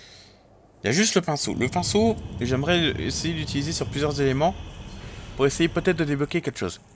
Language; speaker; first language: French; native; French